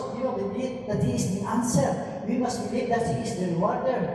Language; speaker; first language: English; non-native, local second language; Filipino